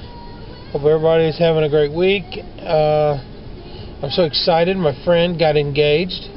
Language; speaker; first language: English; native; English